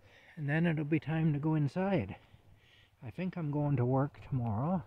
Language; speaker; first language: English; native; English